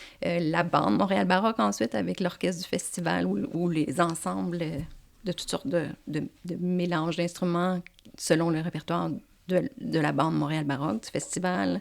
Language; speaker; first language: French; native; French